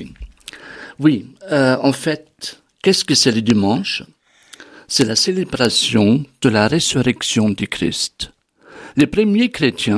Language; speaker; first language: French; non-native, fluent; German